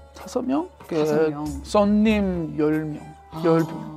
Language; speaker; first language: Korean; non-native, learner; English